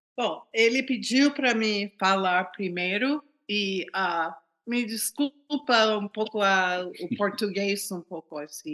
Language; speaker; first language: Portuguese; non-native, fluent; English